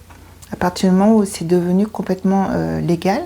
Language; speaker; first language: French; early bilingual, other home language; Korean